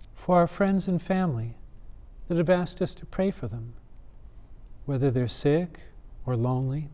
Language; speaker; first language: English; native; English